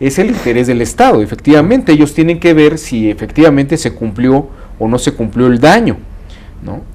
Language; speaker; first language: Spanish; native; Spanish